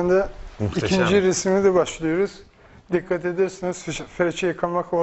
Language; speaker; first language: Turkish; non-native, fluent; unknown